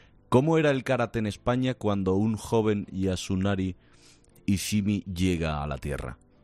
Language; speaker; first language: Spanish; native; Spanish